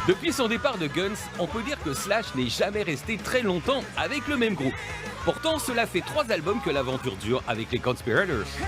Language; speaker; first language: French; native; French